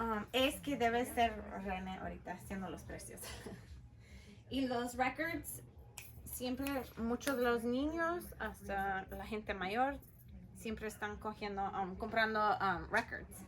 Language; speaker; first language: Spanish; early bilingual, heritage; Spanish